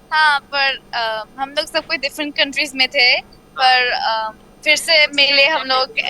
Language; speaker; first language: Hindi; early bilingual, heritage; Hindi